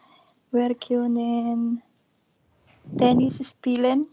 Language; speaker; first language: German; non-native, learner; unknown